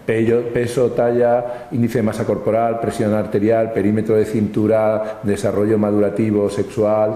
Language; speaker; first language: Spanish; native; Spanish